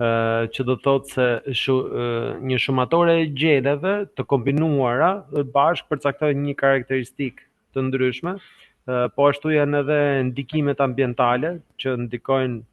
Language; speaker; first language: Albanian; native; Albanian